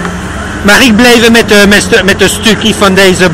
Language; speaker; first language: Dutch; non-native, learner; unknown